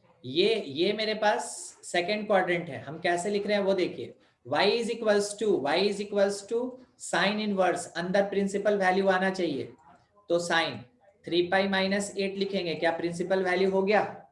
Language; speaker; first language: Hindi; native; Hindi